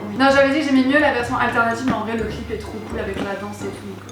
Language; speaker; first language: French; native; French